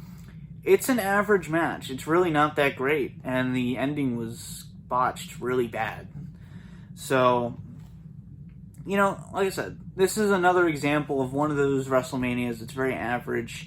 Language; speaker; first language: English; native; English